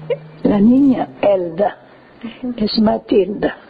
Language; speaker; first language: Spanish; early bilingual, heritage; Ladino